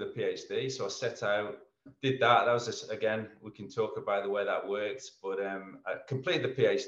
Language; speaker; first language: English; native; English